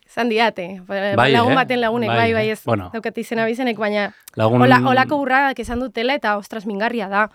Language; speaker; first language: Basque; non-native, local second language; Spanish